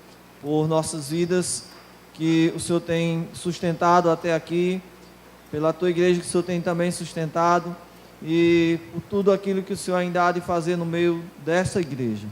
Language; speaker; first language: Portuguese; native; Portuguese